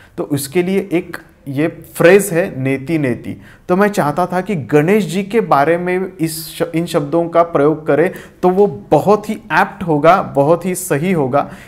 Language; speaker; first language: Hindi; non-native, local second language; Marathi